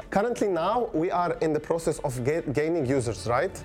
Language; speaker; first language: English; non-native, fluent; Arabic